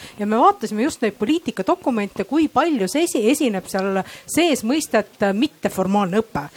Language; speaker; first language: Estonian; native; Estonian